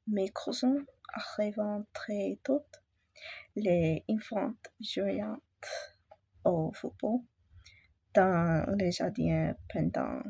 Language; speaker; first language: French; non-native, learner; English